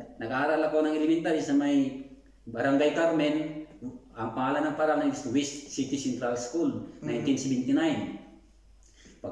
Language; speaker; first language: Filipino; native; Filipino